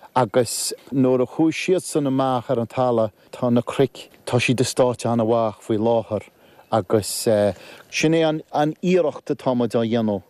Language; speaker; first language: Irish; native; Irish